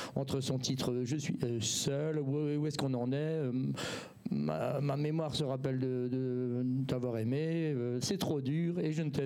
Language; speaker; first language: English; non-native, learner; French